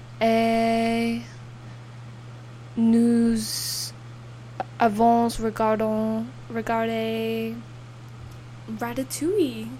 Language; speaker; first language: French; non-native, learner; English